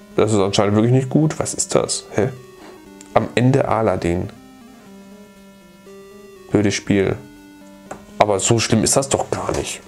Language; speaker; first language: German; native; German